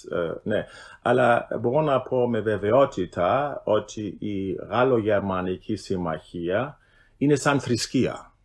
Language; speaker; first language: Greek; non-native, fluent; German